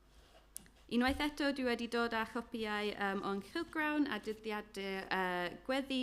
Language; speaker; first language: Welsh; non-native, fluent; English